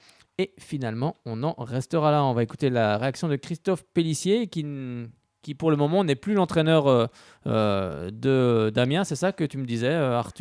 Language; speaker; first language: French; native; French